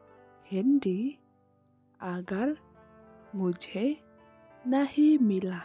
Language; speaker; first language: Hindi; non-native, local second language; Khasi